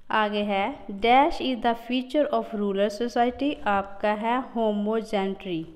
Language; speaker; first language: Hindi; non-native, local second language; Punjabi